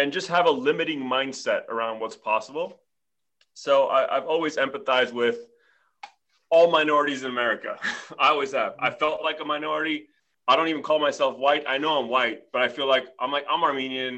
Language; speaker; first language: English; early bilingual, other home language; Armenian